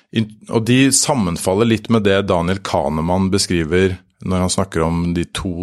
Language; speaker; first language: Norwegian; native; Norwegian